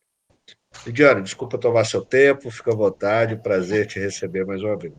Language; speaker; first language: Portuguese; native; Portuguese